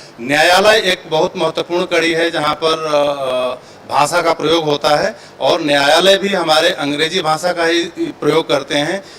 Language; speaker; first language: Hindi; native; Hindi